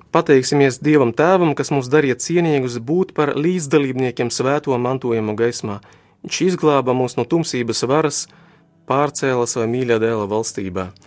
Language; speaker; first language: Latvian; non-native, local second language; Russian